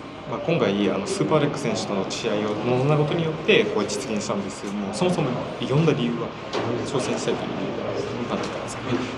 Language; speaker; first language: Japanese; native; Japanese